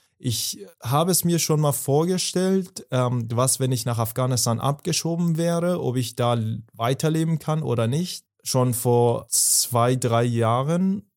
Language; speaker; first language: German; non-native, fluent; Persian